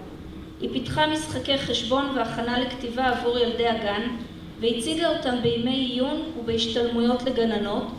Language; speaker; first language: Hebrew; native; Hebrew